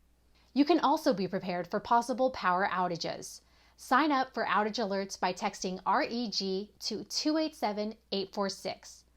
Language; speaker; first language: English; native; English